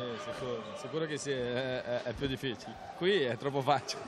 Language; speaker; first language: Italian; non-native, fluent; Portuguese